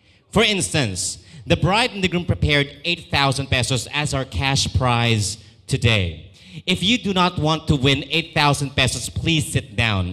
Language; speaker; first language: English; non-native, local second language; Filipino